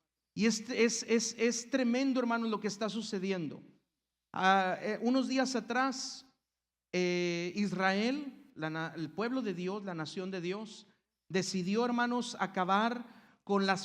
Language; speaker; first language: Spanish; native; Spanish